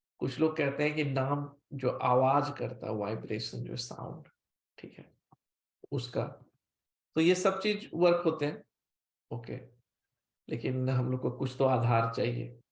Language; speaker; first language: Hindi; native; Hindi